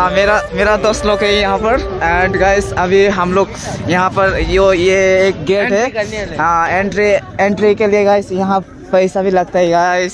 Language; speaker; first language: Hindi; non-native, local second language; Nepali